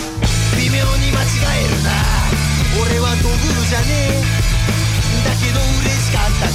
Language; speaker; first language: Japanese; native; Japanese